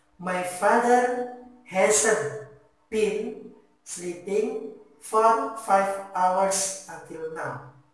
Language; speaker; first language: English; non-native, fluent; Indonesian